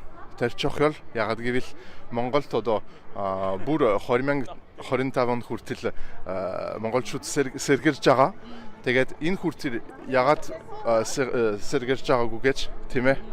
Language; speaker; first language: Mongolian; non-native, fluent; French